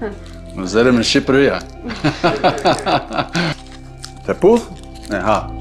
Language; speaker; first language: Albanian; non-native, learner; English